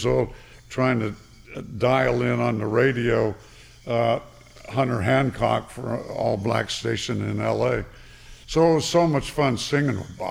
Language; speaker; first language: English; native; English